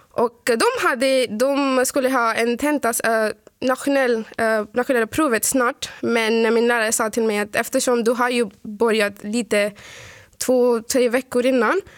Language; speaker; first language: Swedish; non-native, fluent; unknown